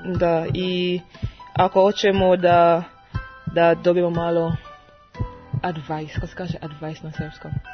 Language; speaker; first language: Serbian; non-native, learner; English